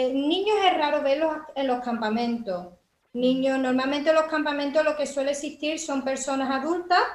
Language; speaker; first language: Spanish; native; Spanish